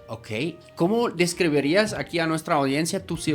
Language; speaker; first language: Spanish; non-native, fluent; German